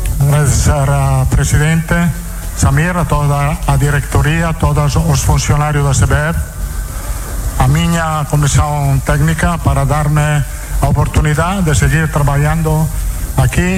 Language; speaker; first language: Portuguese; non-native, fluent; Italian